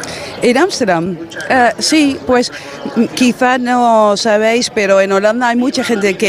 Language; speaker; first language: Spanish; non-native, fluent; Dutch